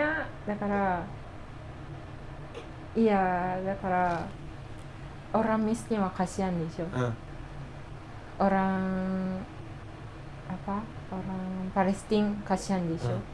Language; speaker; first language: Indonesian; non-native, learner; Japanese